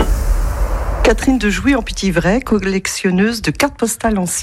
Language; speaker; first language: French; native; French